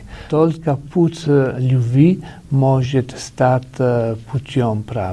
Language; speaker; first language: Russian; non-native, learner; Italian